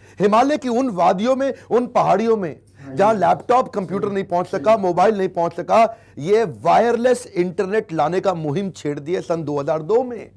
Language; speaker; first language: Hindi; native; Hindi